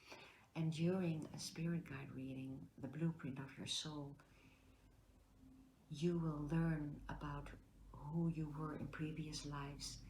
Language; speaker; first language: English; non-native, fluent; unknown